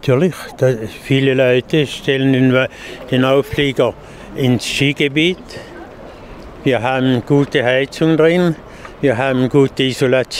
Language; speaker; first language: German; non-native, fluent; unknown